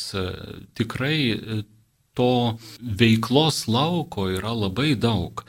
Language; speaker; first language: Lithuanian; non-native, local second language; Polish